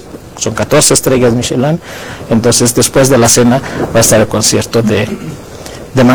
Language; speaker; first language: Spanish; non-native, fluent; Greek